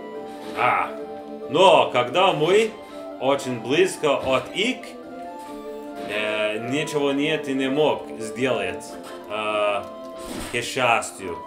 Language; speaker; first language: Russian; non-native, learner; English